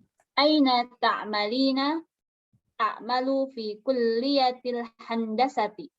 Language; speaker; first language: Arabic; non-native, learner; Indonesian